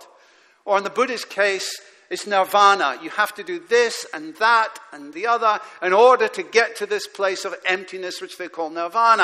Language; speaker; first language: English; native; English